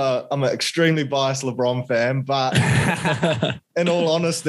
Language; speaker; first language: English; native; English